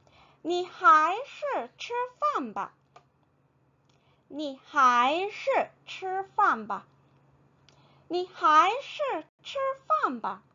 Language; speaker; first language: Chinese; non-native, fluent; Korean